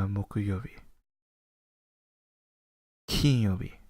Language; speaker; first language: Japanese; non-native, fluent; English